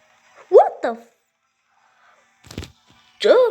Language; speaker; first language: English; non-native, learner; Slovak